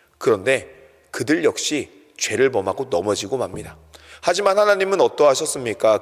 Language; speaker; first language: Korean; native; Korean